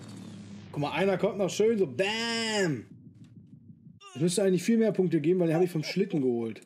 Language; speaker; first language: German; native; German